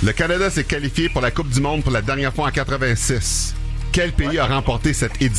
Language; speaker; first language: French; native; French